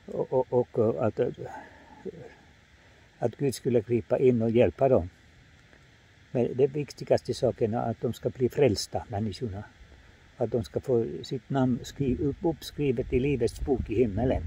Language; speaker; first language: Swedish; non-native, fluent; Finnish